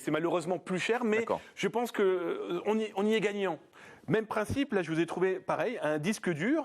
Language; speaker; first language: French; native; French